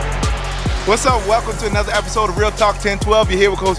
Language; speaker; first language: English; native; English